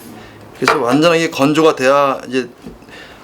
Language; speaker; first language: Korean; native; Korean